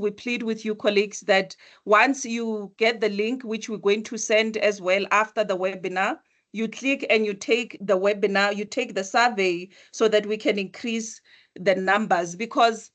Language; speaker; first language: English; non-native, local second language; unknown